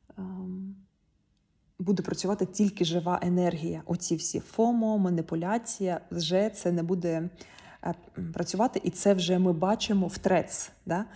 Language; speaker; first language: Ukrainian; non-native, local second language; Russian